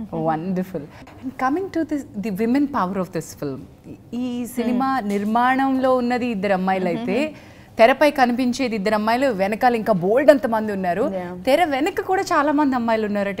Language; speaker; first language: Telugu; native; Telugu